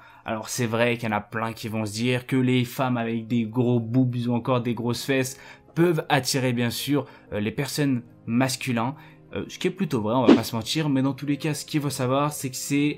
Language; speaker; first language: French; native; French